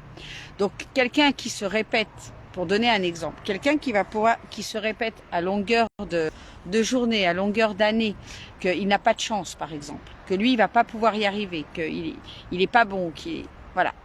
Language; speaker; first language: French; native; French